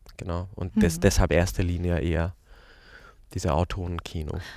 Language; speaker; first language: German; non-native, fluent; Hungarian